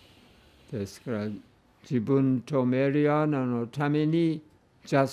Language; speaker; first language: Japanese; non-native, fluent; English